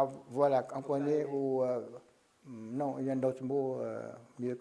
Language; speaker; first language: French; non-native, local second language; Vietnamese